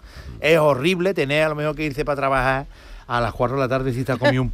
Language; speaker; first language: Spanish; native; Spanish